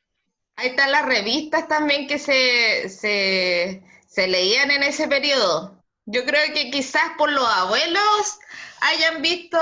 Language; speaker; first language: Spanish; native; Spanish